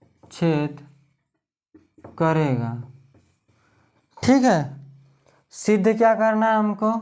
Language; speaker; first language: Hindi; native; Hindi